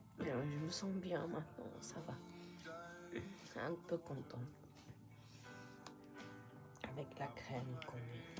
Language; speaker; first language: French; non-native, fluent; Japanese